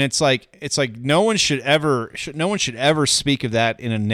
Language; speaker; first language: English; native; English